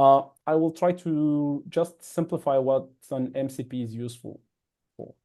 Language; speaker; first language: English; non-native, fluent; Arabic